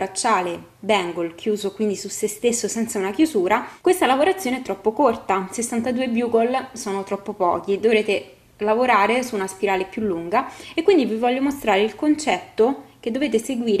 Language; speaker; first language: Italian; native; Italian